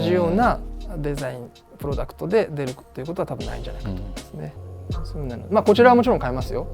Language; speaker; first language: Japanese; native; Japanese